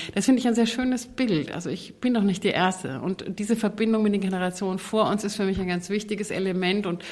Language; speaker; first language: German; native; German